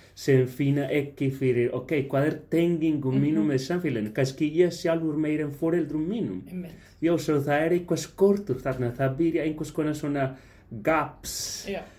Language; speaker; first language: Icelandic; non-native, fluent; Spanish